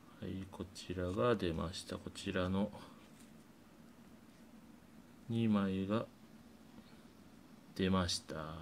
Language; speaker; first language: Japanese; native; Japanese